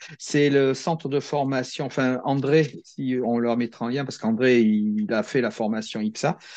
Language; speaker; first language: French; native; French